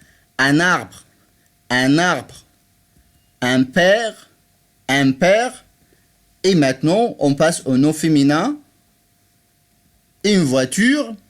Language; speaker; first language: French; non-native, fluent; Arabic